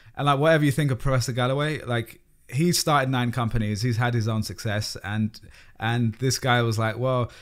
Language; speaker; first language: English; native; English